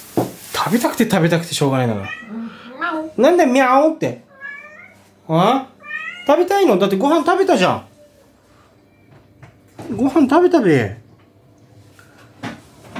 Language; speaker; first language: Japanese; native; Japanese